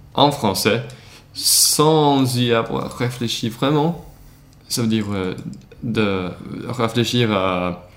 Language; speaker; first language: French; non-native, learner; Swedish